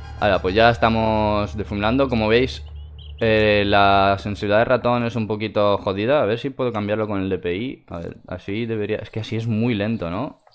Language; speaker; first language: Spanish; non-native, fluent; Russian